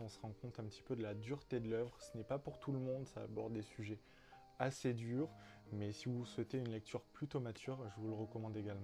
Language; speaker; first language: French; native; French